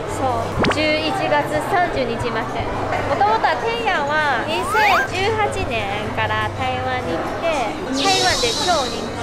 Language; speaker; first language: Japanese; non-native, fluent; Chinese